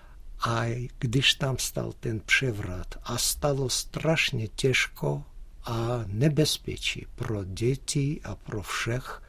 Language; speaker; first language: Czech; early bilingual, heritage; Czech